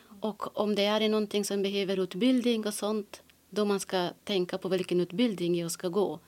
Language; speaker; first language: Swedish; non-native, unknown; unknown